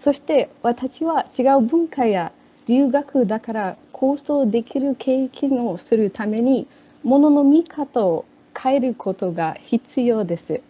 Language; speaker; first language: Japanese; non-native, fluent; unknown